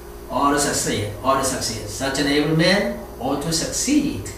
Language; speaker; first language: English; non-native, fluent; Korean